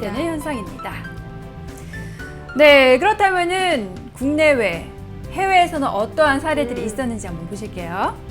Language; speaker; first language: Korean; native; Korean